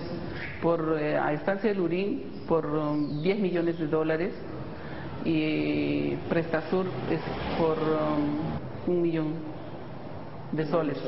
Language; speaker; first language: Spanish; native; Spanish